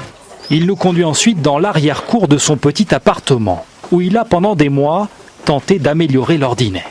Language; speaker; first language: French; native; French